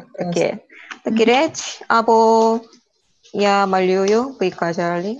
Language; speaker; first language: Ukrainian; non-native, learner; Korean